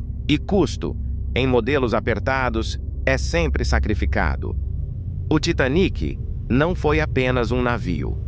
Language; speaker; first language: Portuguese; native; Portuguese